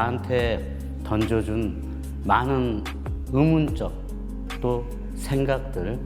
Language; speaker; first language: Korean; native; Korean